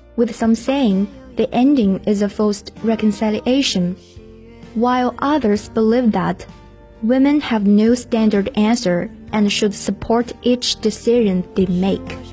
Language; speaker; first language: English; non-native, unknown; Chinese